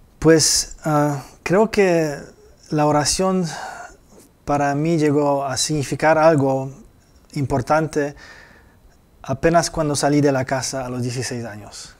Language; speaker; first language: Spanish; non-native, fluent; Polish